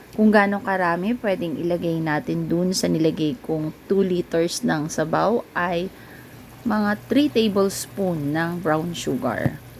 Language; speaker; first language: Filipino; non-native, local second language; Iloko